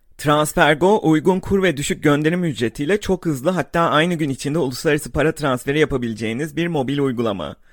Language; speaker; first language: Turkish; native; Turkish